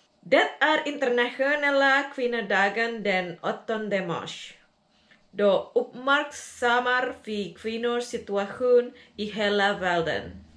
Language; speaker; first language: Swedish; non-native, learner; Indonesian